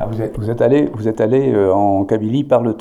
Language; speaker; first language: French; native; French